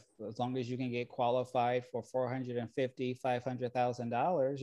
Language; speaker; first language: English; native; English